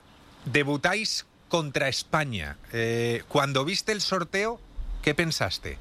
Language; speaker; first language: Spanish; native; Spanish